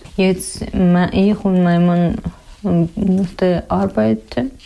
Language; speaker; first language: German; non-native, learner; Persian